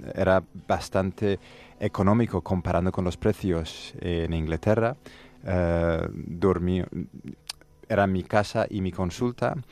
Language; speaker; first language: Spanish; non-native, fluent; Persian